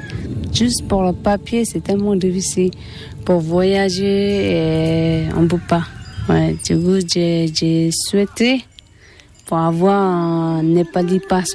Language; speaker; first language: French; non-native, fluent; Tibetan